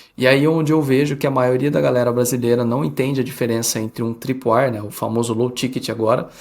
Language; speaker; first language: Portuguese; early bilingual, heritage; Portuguese